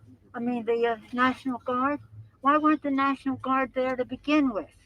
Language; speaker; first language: English; native; English